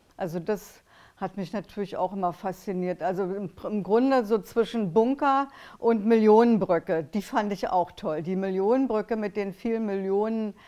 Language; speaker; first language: German; native; German